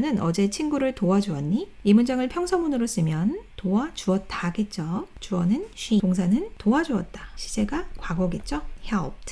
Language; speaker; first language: Korean; native; Korean